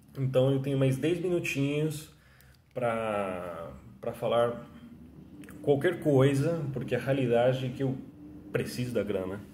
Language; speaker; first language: Portuguese; non-native, fluent; Spanish